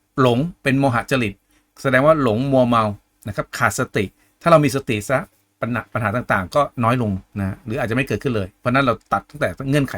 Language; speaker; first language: Thai; native; Thai